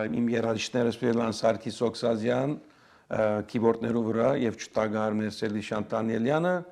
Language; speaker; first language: Armenian; early bilingual, heritage; Armenian